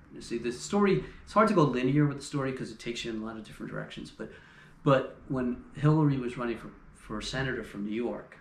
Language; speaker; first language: English; native; English